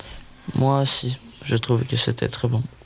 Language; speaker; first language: French; non-native, learner; Swedish